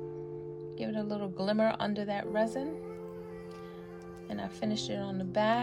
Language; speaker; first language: English; native; English